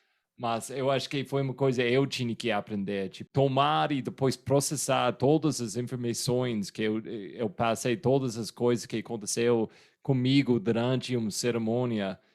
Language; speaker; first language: Portuguese; non-native, fluent; English